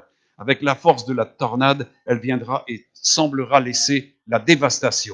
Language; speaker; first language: French; native; French